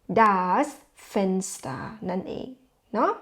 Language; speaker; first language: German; non-native, fluent; Thai